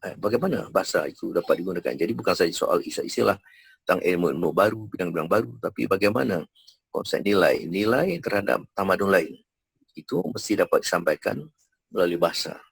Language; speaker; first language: Malay; native; Malay